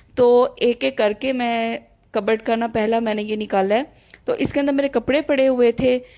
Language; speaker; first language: Urdu; native; Urdu